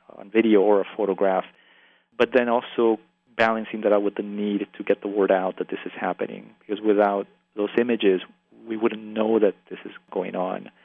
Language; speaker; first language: English; early bilingual, other home language; Spanish